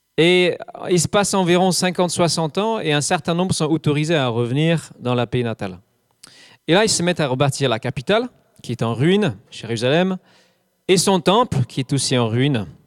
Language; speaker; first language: French; non-native, fluent; English